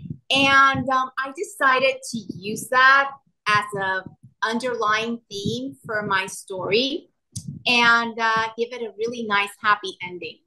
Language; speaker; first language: English; non-native, local second language; Spanish